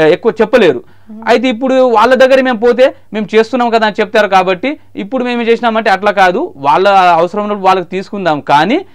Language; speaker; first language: Telugu; non-native, local second language; Marathi